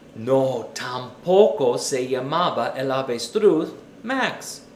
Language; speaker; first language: Spanish; non-native, fluent; English